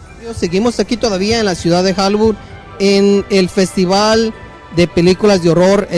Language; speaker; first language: Spanish; native; Spanish